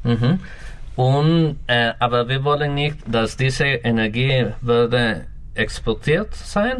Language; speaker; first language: German; non-native, learner; Spanish